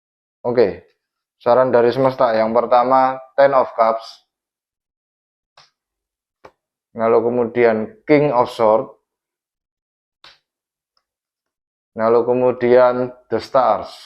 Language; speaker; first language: Indonesian; native; Indonesian